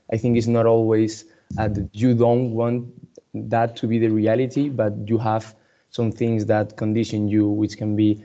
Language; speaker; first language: English; non-native, fluent; Spanish